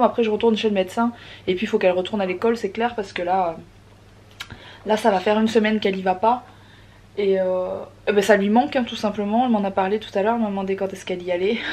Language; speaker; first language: French; native; French